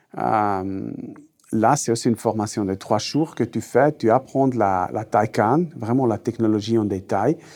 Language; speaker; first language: French; non-native, local second language; Swiss German